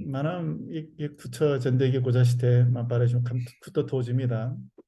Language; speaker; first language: Persian; non-native, learner; Korean